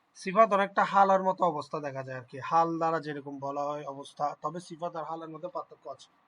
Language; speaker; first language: Bangla; native; Bangla